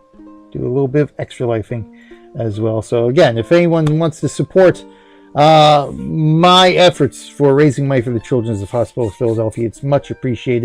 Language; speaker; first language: English; native; English